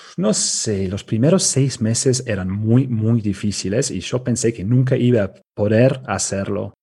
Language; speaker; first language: Spanish; non-native, fluent; English